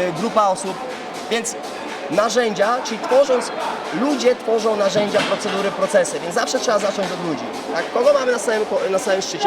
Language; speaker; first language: Polish; native; Polish